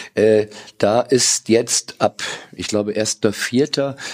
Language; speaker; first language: German; native; German